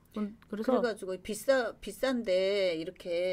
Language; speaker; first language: Korean; native; Korean